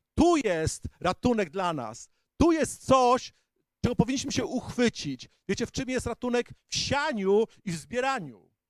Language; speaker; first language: Polish; native; Polish